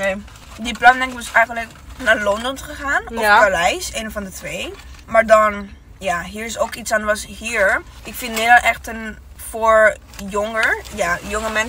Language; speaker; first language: Dutch; non-native, learner; Italian